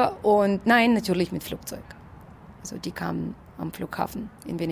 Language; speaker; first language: German; non-native, fluent; Russian